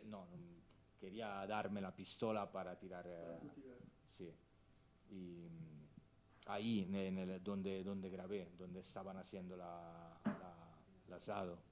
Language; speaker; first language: Spanish; non-native, fluent; Italian